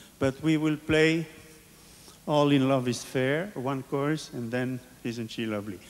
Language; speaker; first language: English; non-native, fluent; French